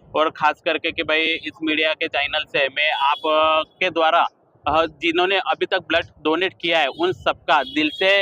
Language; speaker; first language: Hindi; non-native, local second language; Marathi